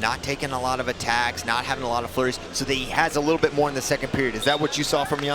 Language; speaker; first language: English; native; English